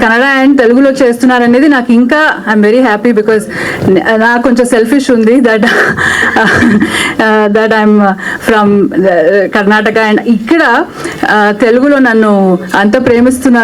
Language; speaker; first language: Telugu; non-native, local second language; Kannada